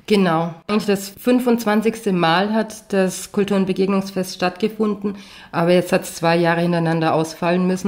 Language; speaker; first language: German; native; German